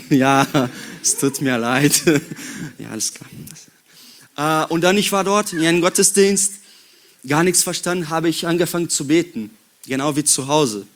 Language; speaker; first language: German; non-native, learner; Portuguese